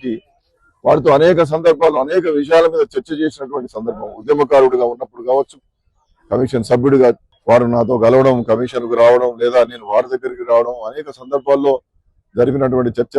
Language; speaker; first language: Telugu; native; Telugu